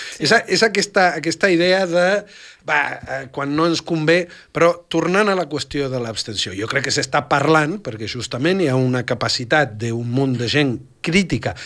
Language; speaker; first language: Catalan; native; Catalan